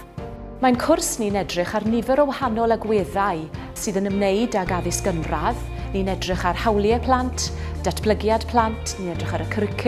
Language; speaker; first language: Welsh; native; Welsh